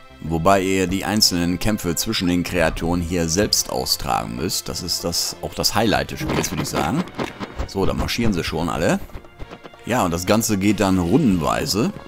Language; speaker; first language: German; native; German